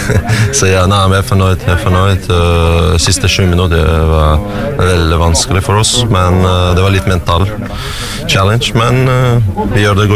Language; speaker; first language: Norwegian; non-native, fluent; Russian